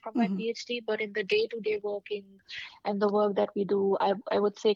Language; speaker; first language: English; non-native, local second language; Hindi